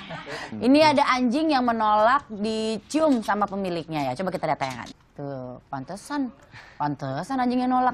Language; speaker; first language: Indonesian; native; Indonesian